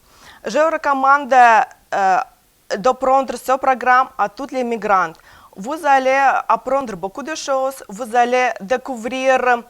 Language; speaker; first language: French; non-native, learner; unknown